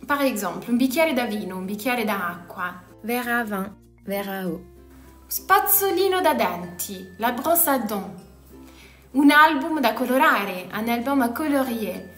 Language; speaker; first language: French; non-native, fluent; Italian